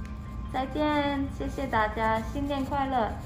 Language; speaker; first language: Chinese; non-native, fluent; English